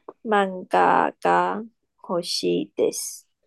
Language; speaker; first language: Japanese; non-native, learner; Chinese